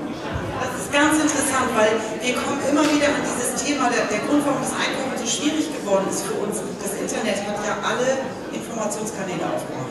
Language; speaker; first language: German; native; German